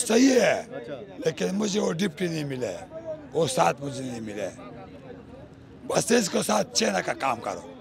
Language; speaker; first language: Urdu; non-native, local second language; Pashto